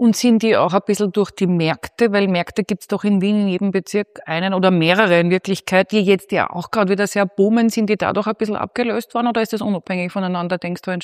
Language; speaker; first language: German; native; German